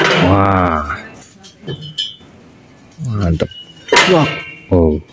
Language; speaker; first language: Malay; non-native, local second language; Javanese